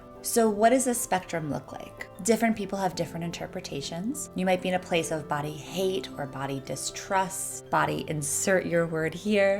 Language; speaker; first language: English; native; English